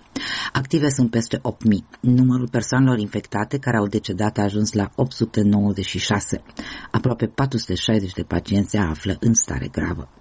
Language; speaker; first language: Romanian; native; Romanian